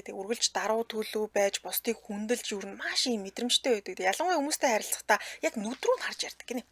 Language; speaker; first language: Mongolian; native; Mongolian